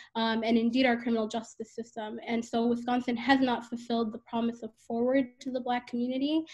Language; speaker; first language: English; native; English